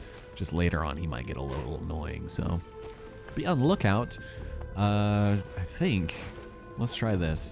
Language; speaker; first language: English; native; English